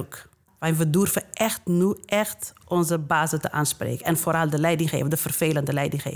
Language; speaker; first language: Dutch; non-native, fluent; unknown